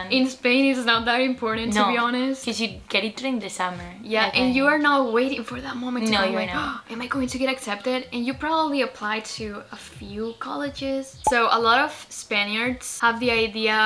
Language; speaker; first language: English; non-native, fluent; Spanish